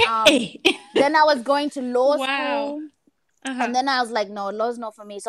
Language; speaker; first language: English; early bilingual, other home language; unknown